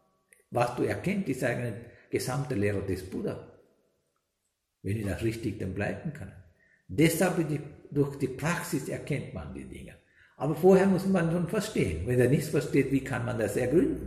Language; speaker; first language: German; non-native, learner; Sinhala